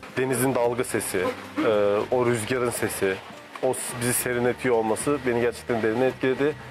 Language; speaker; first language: Turkish; early bilingual, heritage; Turkish